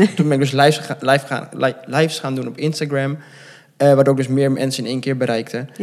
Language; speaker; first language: Dutch; native; Dutch